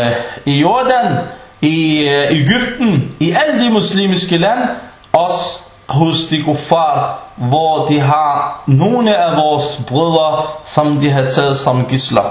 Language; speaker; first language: Danish; early bilingual, other home language; Arabic